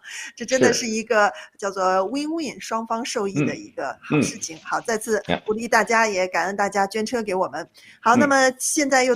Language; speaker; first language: Chinese; native; Chinese